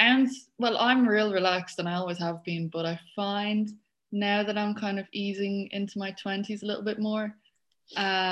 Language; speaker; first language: English; native; English